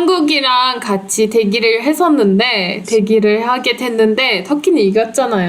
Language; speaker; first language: Korean; non-native, fluent; Turkish